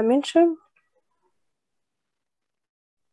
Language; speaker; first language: German; non-native, learner; Arabic